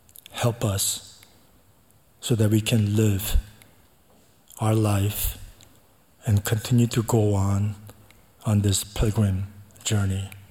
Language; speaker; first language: English; non-native, fluent; Korean